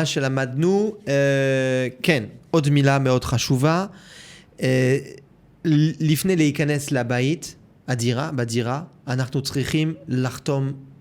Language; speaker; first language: Hebrew; non-native, learner; French